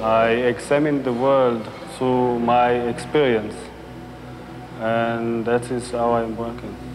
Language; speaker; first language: English; non-native, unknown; Hebrew